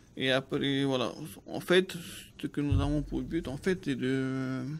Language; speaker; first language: French; native; French